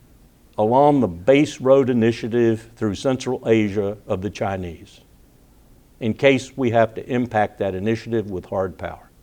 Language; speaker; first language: English; native; English